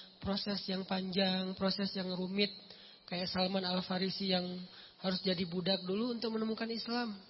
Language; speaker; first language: Indonesian; native; Indonesian